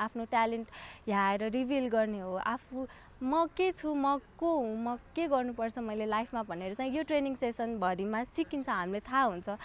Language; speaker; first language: Nepali; native; Nepali